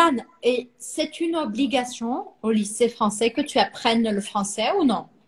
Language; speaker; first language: French; non-native, fluent; Portuguese